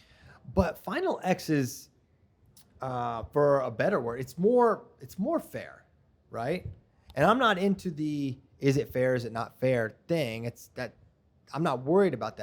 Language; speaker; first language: English; native; English